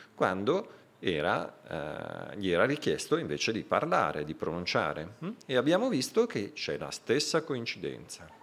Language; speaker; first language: Italian; native; Italian